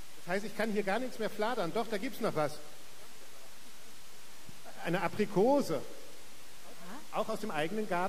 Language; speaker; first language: German; native; German